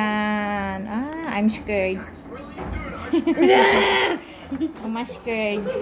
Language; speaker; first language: English; non-native, local second language; Filipino